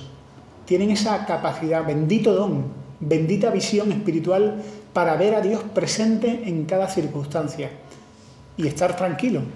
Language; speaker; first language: Spanish; native; Spanish